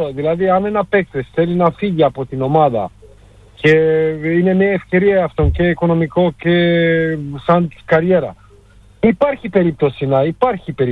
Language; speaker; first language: Greek; non-native, fluent; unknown